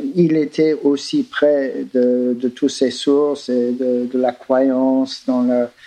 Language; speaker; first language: French; non-native, fluent; English